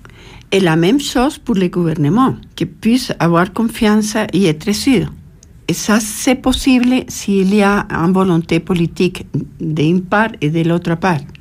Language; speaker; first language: French; non-native, fluent; Spanish